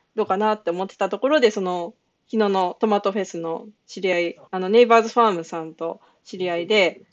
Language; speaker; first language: Japanese; non-native, fluent; English